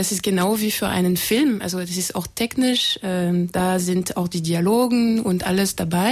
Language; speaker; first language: German; non-native, fluent; French